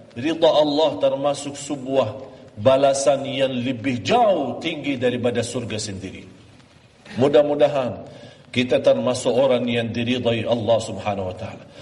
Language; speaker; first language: Malay; non-native, fluent; Arabic